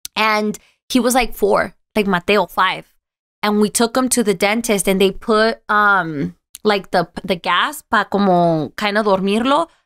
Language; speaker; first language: English; early bilingual, other home language; Spanish